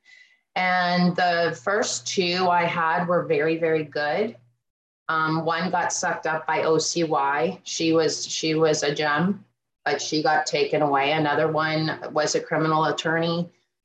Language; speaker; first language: English; native; English